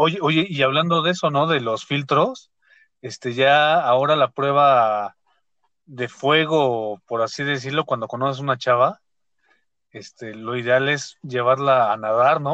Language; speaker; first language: Spanish; native; Spanish